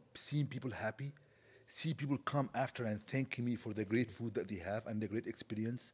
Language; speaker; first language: English; non-native, fluent; Arabic